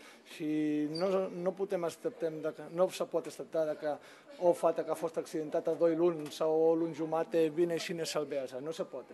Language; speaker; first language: Romanian; non-native, learner; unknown